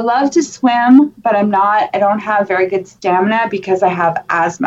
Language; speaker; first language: English; native; English